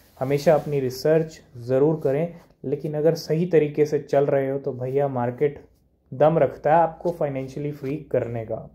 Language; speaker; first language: Hindi; native; Hindi